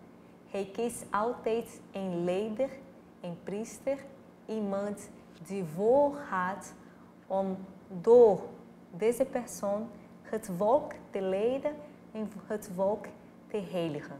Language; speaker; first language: Dutch; non-native, fluent; Portuguese